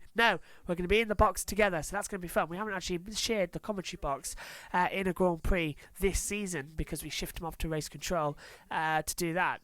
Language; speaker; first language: English; native; English